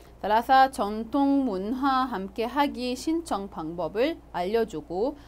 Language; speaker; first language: Korean; non-native, fluent; Arabic